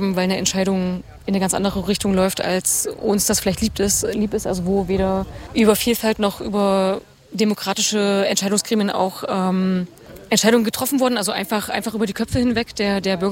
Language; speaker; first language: German; native; German